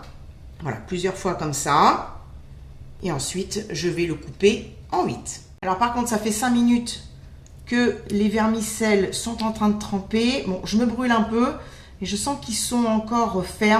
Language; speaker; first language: French; native; French